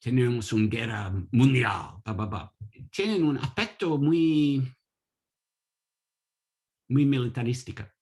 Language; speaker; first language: Spanish; non-native, learner; English